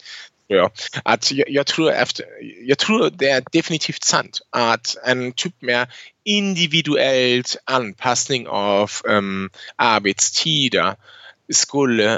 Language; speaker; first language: Swedish; non-native, fluent; German